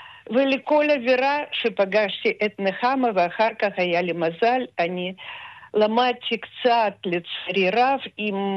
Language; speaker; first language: Hebrew; non-native, fluent; Russian